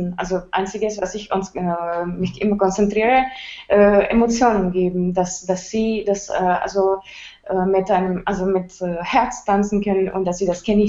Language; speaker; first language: German; non-native, fluent; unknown